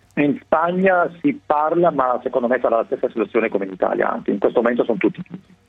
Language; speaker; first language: Italian; early bilingual, other home language; German